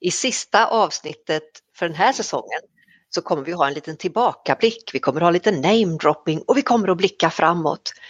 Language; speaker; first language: Swedish; native; Swedish